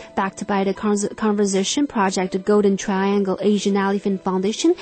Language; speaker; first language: English; non-native, fluent; Chinese